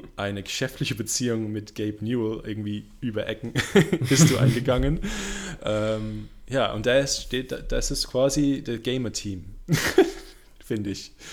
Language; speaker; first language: German; non-native, fluent; English